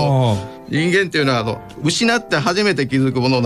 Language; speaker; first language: Japanese; native; Japanese